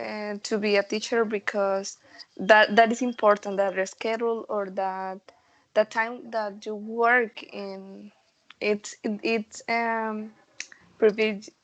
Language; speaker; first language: English; non-native, learner; Spanish